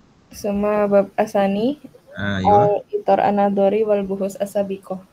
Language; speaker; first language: Arabic; non-native, learner; Malay